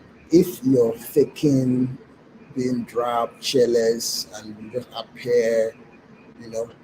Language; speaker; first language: English; non-native, local second language; Yoruba